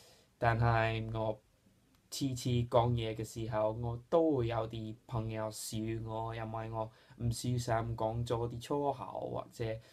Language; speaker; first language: Cantonese; non-native, fluent; English